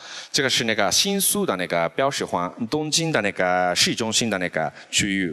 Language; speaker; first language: Chinese; non-native, fluent; Japanese